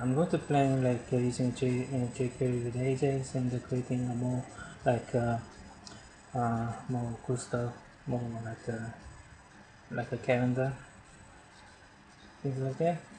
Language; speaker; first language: English; non-native, learner; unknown